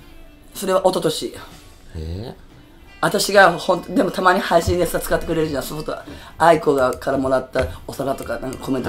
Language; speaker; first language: Japanese; native; Japanese